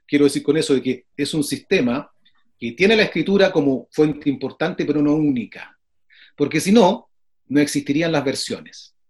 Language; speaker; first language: Spanish; native; Spanish